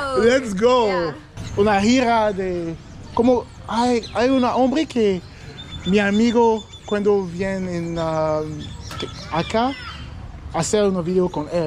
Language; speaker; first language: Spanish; non-native, learner; English